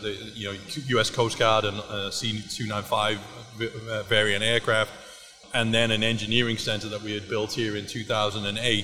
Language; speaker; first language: English; native; English